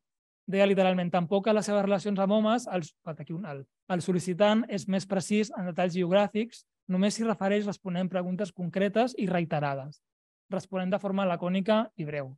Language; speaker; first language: Catalan; native; Catalan